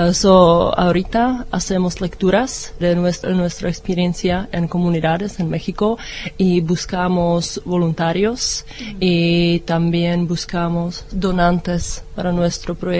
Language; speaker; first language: Spanish; non-native, learner; Czech